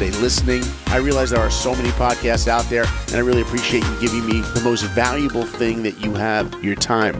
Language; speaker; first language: English; native; English